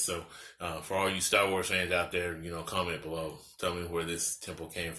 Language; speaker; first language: English; native; English